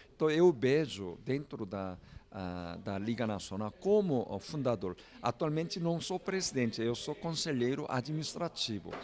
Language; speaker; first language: Portuguese; non-native, fluent; Korean